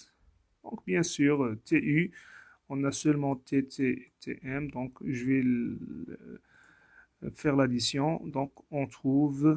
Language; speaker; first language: French; non-native, local second language; Arabic